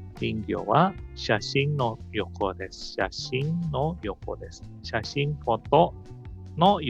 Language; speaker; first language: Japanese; non-native, fluent; Indonesian